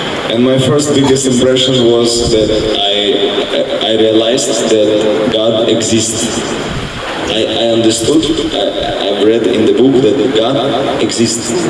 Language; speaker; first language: English; non-native, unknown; Russian